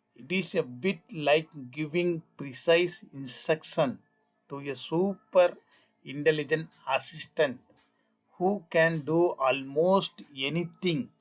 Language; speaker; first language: English; non-native, local second language; Tamil